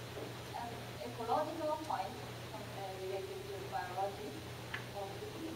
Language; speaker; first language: English; non-native, fluent; Japanese